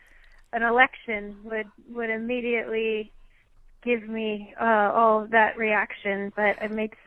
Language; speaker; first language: English; native; English